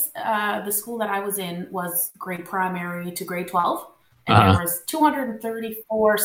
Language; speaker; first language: English; non-native, local second language; French